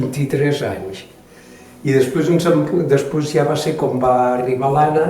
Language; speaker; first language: Catalan; native; Catalan